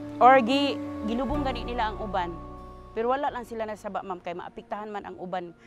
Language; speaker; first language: Cebuano; non-native, local second language; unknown